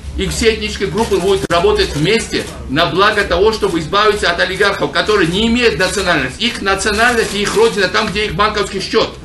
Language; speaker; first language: Russian; non-native, local second language; Georgian